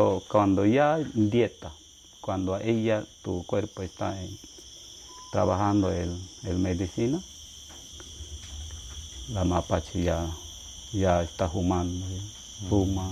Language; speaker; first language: Spanish; non-native, local second language; Shipibo-Conibo